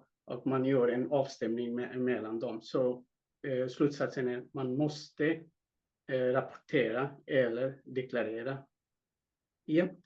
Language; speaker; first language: Swedish; non-native, fluent; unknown